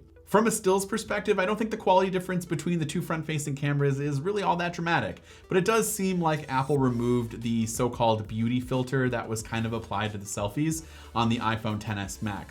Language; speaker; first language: English; native; English